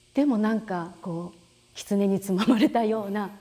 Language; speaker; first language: Japanese; native; Japanese